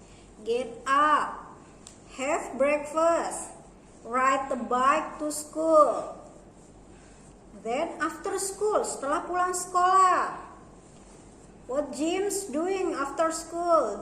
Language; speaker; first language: English; non-native, learner; Indonesian